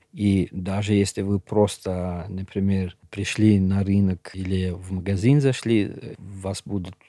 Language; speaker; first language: Russian; non-native, local second language; Shughni